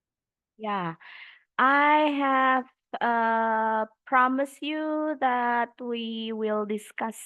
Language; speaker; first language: English; non-native, fluent; Indonesian